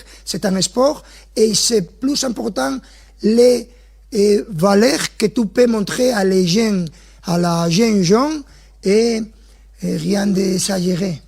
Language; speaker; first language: French; non-native, fluent; Spanish